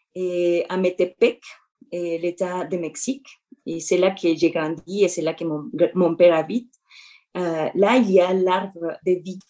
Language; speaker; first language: French; non-native, fluent; Spanish